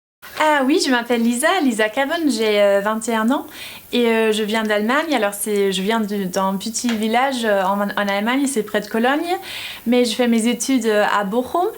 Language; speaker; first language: French; non-native, fluent; German